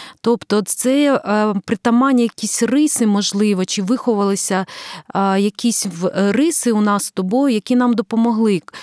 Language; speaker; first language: Ukrainian; native; Ukrainian